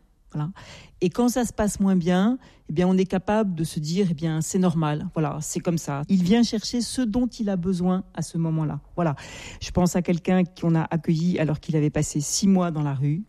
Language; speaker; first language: French; native; French